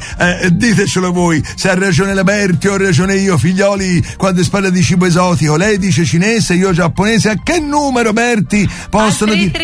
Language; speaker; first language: Italian; native; Italian